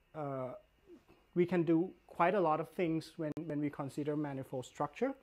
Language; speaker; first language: English; non-native, fluent; Thai